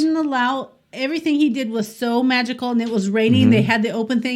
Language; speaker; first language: English; native; English